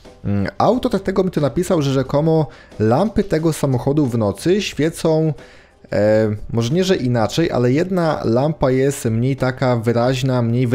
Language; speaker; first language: Polish; native; Polish